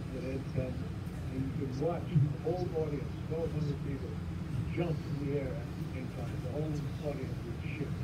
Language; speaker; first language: English; native; English